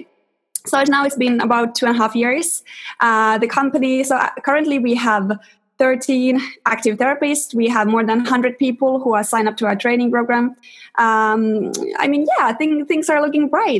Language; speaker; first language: English; non-native, fluent; Finnish